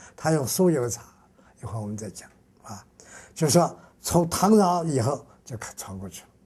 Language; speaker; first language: Chinese; native; Chinese